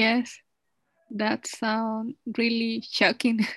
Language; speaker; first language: English; non-native, learner; Spanish